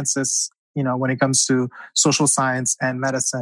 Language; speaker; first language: English; non-native, local second language; French